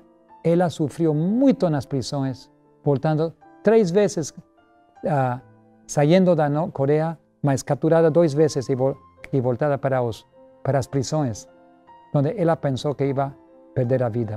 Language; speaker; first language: Spanish; non-native, learner; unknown